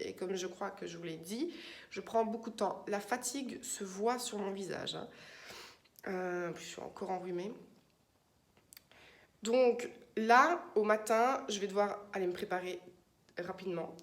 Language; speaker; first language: French; native; French